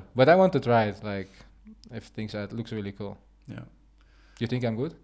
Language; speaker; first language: English; non-native, fluent; Dutch